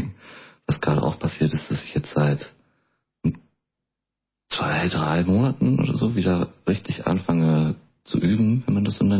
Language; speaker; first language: German; native; German